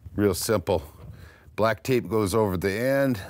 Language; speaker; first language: English; native; English